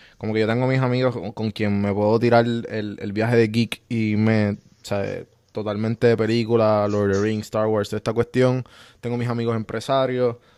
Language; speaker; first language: Spanish; native; Spanish